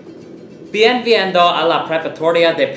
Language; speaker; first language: Spanish; non-native, learner; English